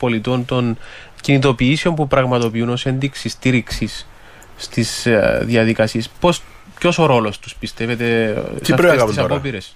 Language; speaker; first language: Greek; native; Greek